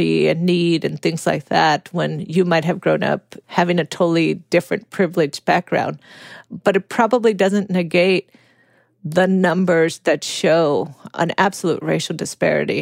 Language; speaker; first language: English; native; English